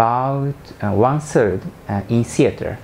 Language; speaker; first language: English; non-native, learner; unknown